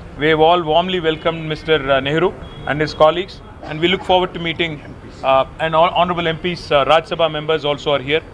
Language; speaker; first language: English; non-native, local second language; Telugu